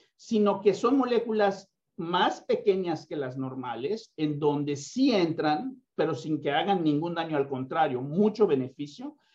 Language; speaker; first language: Spanish; native; Spanish